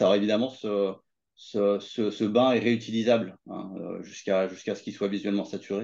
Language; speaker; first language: French; native; French